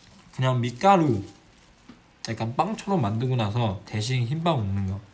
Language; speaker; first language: Korean; non-native, fluent; Chinese